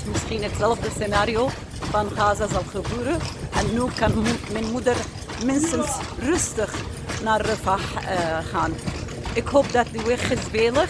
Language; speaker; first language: Dutch; non-native, learner; Arabic